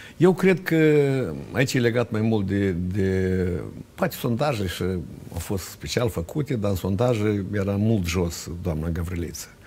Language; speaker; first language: Romanian; native; Romanian